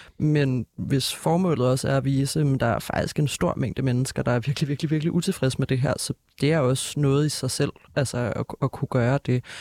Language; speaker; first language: Danish; native; Danish